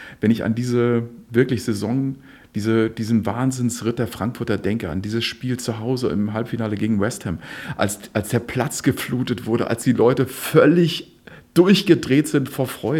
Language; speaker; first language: German; native; German